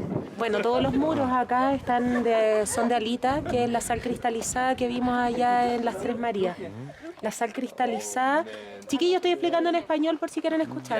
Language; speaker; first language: Spanish; native; Spanish